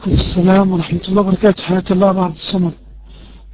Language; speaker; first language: Arabic; native; Arabic